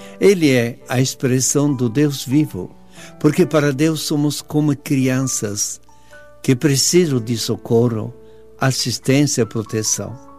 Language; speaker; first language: Portuguese; non-native, fluent; Italian